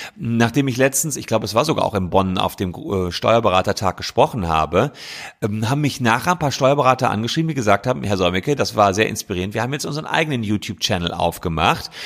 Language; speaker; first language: German; native; German